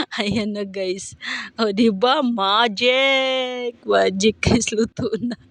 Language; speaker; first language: Filipino; non-native, local second language; Cebuano